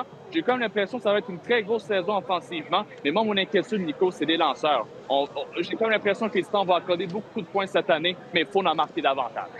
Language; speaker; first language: French; native; French